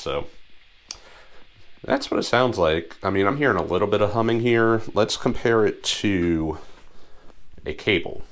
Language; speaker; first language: English; native; English